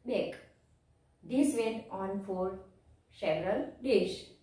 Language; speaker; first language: English; non-native, local second language; Gujarati